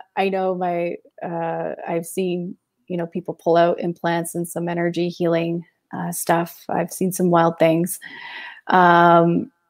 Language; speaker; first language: English; native; English